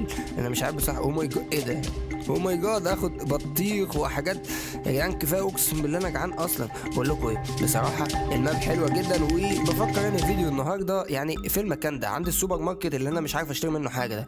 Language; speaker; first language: Arabic; native; Arabic